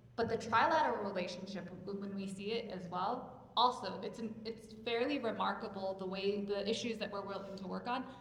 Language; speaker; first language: English; native; English